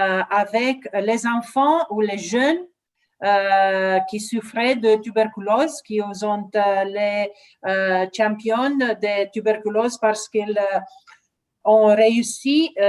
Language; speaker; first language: French; non-native, learner; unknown